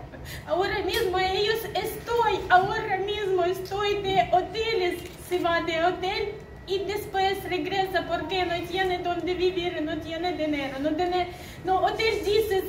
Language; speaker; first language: Spanish; non-native, learner; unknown